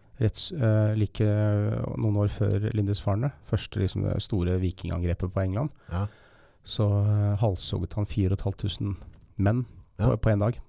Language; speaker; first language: Norwegian; native; Norwegian